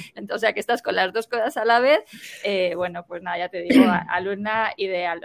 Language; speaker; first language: Spanish; native; Spanish